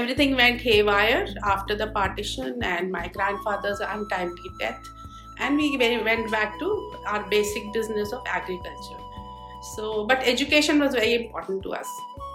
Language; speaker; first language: English; non-native, local second language; Hindi